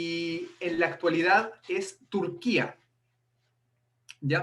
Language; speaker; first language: Spanish; native; Spanish